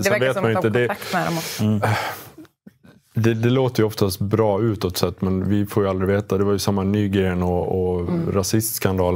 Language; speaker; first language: Swedish; native; Swedish